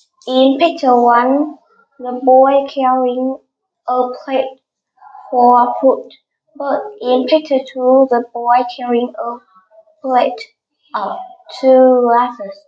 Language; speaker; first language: English; non-native, learner; Vietnamese